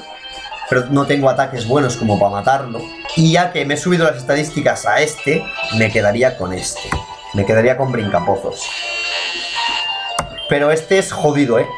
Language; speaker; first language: Spanish; native; Spanish